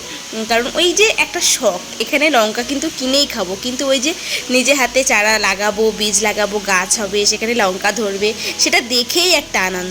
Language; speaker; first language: Bangla; native; Bangla